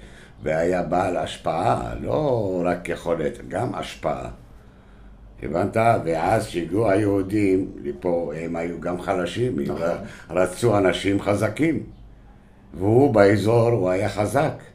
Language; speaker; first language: Hebrew; non-native, local second language; Arabic